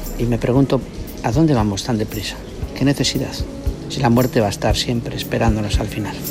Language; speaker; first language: Spanish; native; Spanish